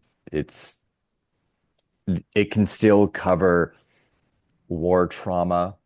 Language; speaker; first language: English; native; English